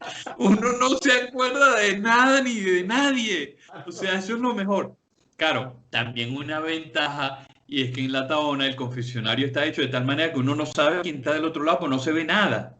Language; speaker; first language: Spanish; native; Spanish